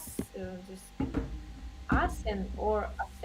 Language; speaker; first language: Spanish; non-native, learner; Russian